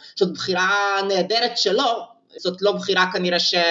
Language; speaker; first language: Hebrew; non-native, fluent; Russian